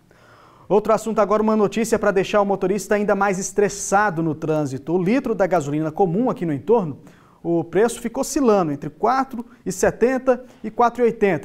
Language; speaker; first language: Portuguese; native; Portuguese